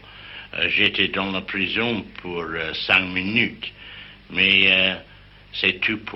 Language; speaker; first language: French; non-native, learner; English